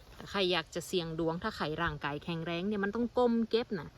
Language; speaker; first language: Thai; non-native, local second language; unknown